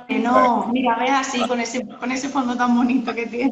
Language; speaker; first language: Spanish; native; Spanish